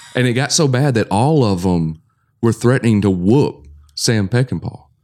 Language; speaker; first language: English; native; English